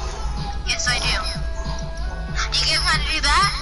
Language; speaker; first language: English; native; English